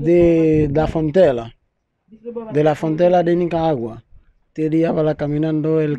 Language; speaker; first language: Spanish; non-native, learner; Haitian Creole